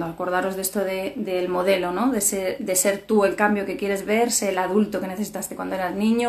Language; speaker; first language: Spanish; native; Spanish